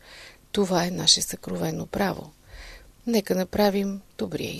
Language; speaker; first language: Bulgarian; native; Bulgarian